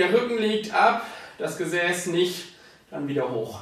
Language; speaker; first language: German; native; German